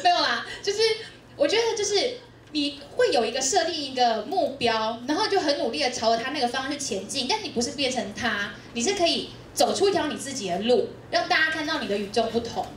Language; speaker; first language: Chinese; native; Chinese